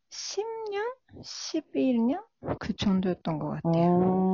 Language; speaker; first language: Korean; non-native, fluent; Japanese